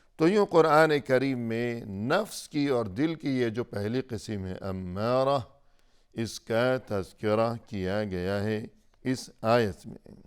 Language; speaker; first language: Urdu; native; Urdu